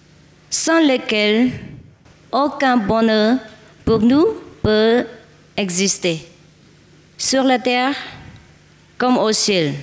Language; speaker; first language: French; non-native, learner; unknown